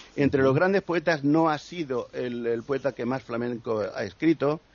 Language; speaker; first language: Spanish; native; Spanish